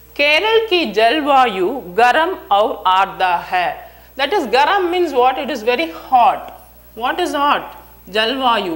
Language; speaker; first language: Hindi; non-native, local second language; Tamil